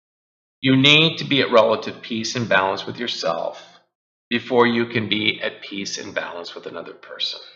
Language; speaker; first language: English; native; English